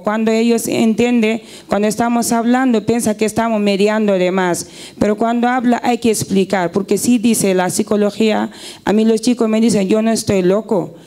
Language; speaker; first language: Spanish; non-native, fluent; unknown